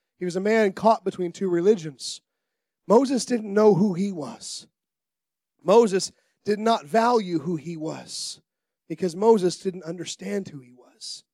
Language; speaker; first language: English; native; English